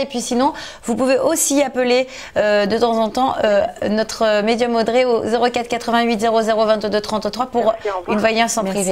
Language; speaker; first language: French; native; French